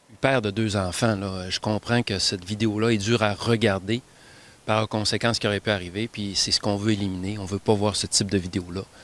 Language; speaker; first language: French; native; French